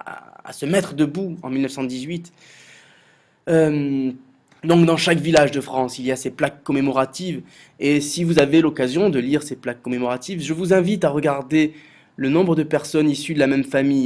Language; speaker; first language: French; native; French